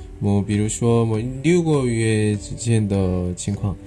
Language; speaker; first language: Chinese; non-native, learner; Korean